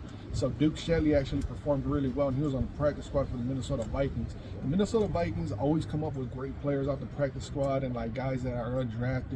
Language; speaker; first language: English; native; English